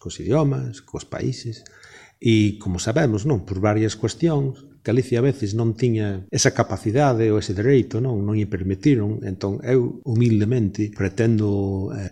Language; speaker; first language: Galician; non-native, fluent; English